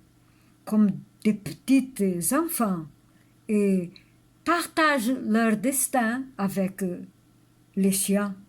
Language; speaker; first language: French; non-native, learner; Portuguese